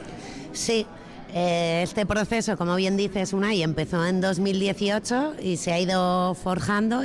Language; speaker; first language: Spanish; native; Spanish